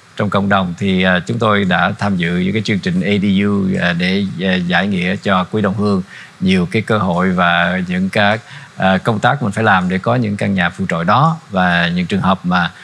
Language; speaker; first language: Vietnamese; native; Vietnamese